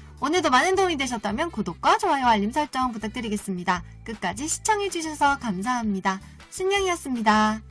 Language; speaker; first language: Korean; native; Korean